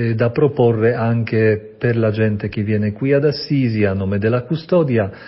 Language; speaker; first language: Italian; non-native, fluent; Polish